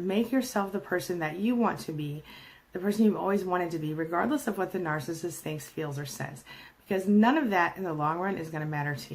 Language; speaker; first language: English; native; English